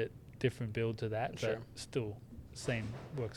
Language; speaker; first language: English; native; English